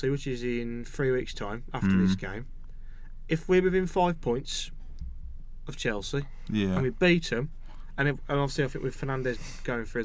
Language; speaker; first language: English; native; English